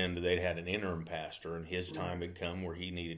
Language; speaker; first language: English; native; English